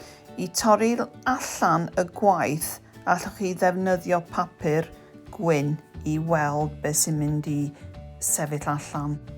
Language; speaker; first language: Welsh; non-native, learner; English